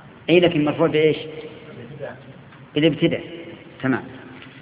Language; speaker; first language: Arabic; native; Arabic